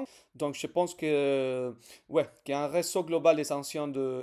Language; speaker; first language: French; non-native, fluent; Spanish